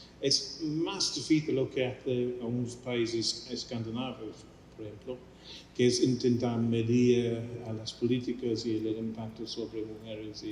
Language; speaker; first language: Spanish; non-native, fluent; English